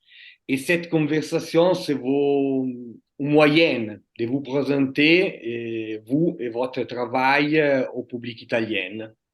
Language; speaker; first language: French; non-native, fluent; Italian